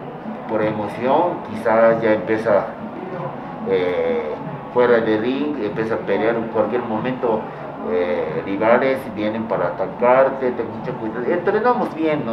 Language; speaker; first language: Spanish; non-native, fluent; Japanese